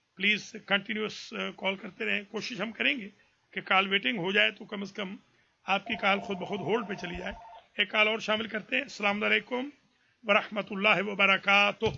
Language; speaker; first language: Urdu; native; Urdu